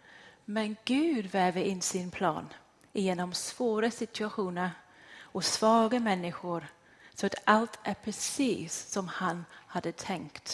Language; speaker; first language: Swedish; non-native, fluent; English